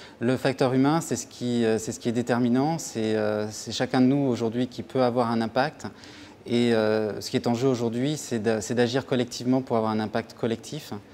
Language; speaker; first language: French; native; French